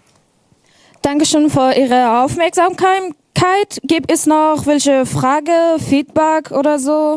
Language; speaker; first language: German; non-native, learner; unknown